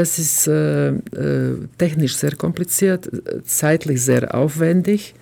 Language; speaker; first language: German; non-native, fluent; Croatian